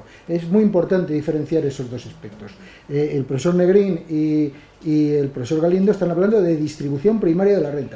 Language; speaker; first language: Spanish; native; Spanish